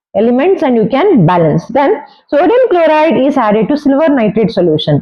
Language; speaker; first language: English; non-native, local second language; Kannada